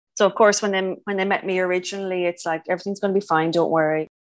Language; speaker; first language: English; native; English